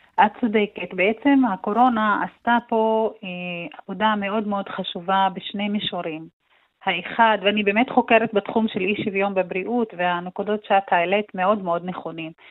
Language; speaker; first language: Hebrew; non-native, local second language; Arabic